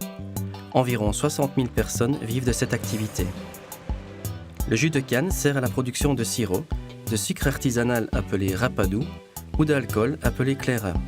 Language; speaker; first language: French; native; French